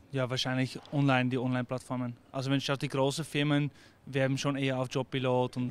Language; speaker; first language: German; non-native, fluent; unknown